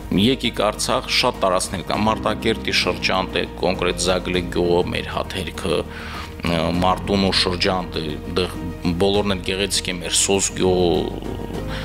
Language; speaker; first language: Armenian; native; Armenian